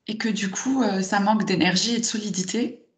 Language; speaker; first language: French; native; French